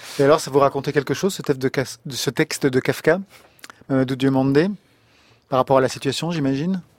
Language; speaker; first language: French; native; French